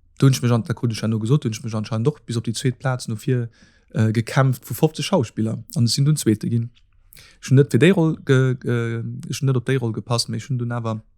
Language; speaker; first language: Luxembourgish; native; Luxembourgish